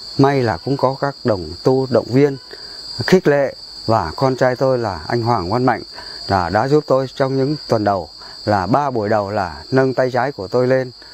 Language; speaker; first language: Vietnamese; non-native, local second language; Tày